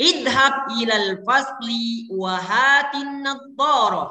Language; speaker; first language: Arabic; non-native, fluent; Indonesian